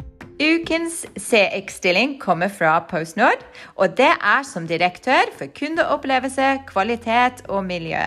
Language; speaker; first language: Norwegian; non-native, fluent; English